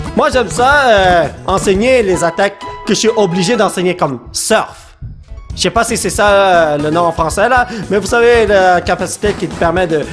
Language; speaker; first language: French; native; French